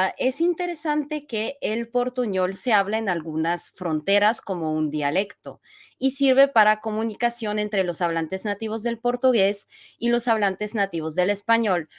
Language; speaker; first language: Spanish; non-native, fluent; Bulgarian